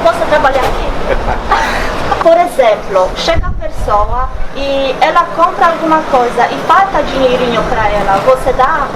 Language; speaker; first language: Portuguese; non-native, learner; Polish